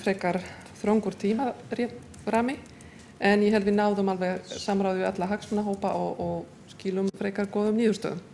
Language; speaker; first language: Icelandic; non-native, fluent; Polish